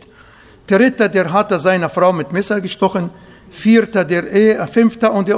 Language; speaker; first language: German; non-native, fluent; Arabic